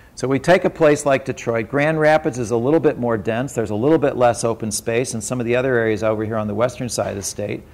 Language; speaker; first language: English; native; English